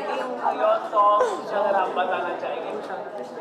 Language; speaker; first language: Hindi; native; Hindi